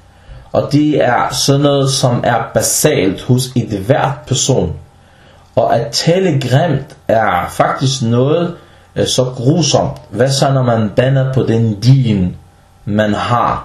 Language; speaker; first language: Danish; early bilingual, other home language; Arabic